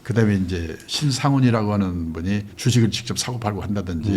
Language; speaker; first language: Korean; native; Korean